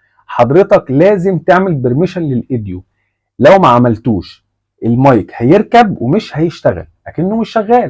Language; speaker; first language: Arabic; native; Arabic